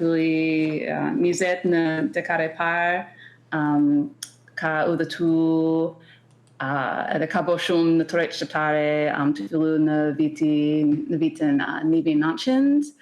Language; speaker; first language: Albanian; non-native, learner; English